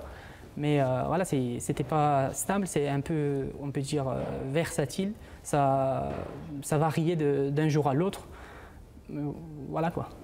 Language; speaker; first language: French; non-native, fluent; Uzbek